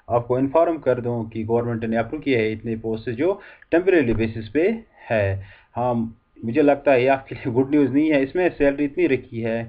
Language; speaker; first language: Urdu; non-native, local second language; Kashmiri